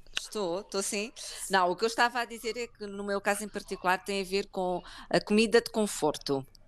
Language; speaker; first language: Portuguese; native; Portuguese